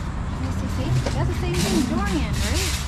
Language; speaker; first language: English; native; English